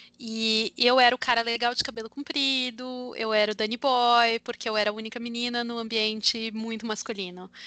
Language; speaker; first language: Portuguese; native; Portuguese